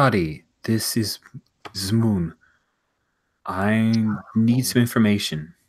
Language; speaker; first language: English; native; English